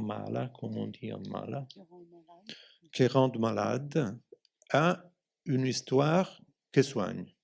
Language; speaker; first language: French; non-native, fluent; Italian